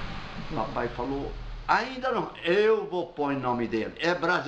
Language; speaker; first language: Portuguese; non-native, fluent; Arabic